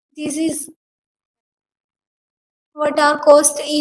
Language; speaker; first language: English; non-native, learner; Hindi